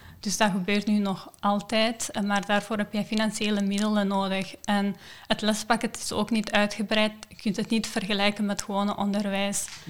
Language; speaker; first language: Dutch; non-native, fluent; Persian